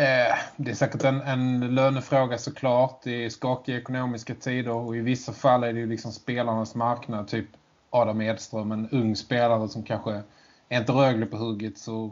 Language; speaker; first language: Swedish; native; Swedish